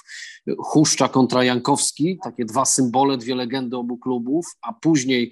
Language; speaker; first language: Polish; native; Polish